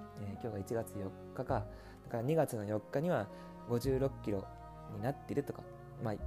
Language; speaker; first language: Japanese; native; Japanese